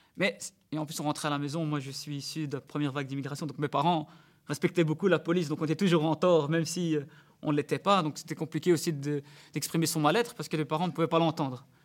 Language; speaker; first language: French; early bilingual, other home language; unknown